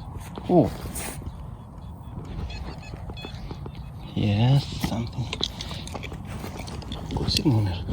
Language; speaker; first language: English; non-native, learner; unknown